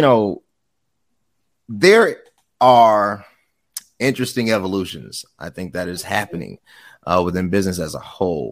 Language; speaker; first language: English; native; English